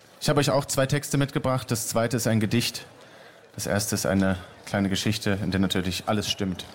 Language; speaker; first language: German; native; German